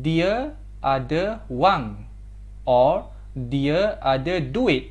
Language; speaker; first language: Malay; non-native, fluent; Korean